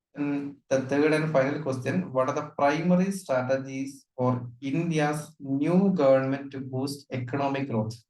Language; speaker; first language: English; non-native, local second language; Malayalam